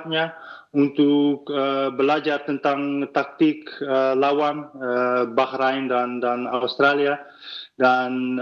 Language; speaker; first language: Indonesian; non-native, fluent; Dutch